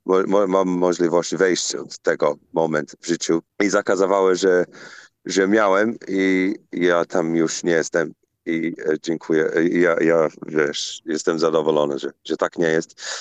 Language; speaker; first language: Polish; non-native, learner; English